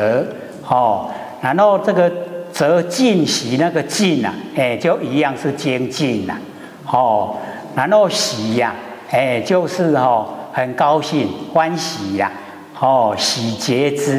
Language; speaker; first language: Chinese; native; Chinese